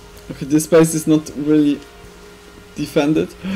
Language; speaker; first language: English; non-native, fluent; Swiss German